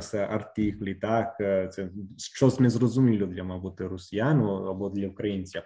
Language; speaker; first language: Ukrainian; non-native, fluent; Italian